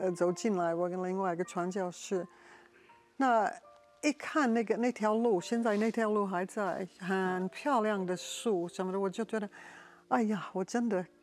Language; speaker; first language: Chinese; non-native, fluent; English